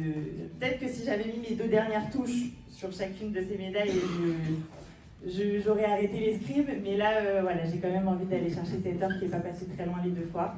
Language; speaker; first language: French; native; French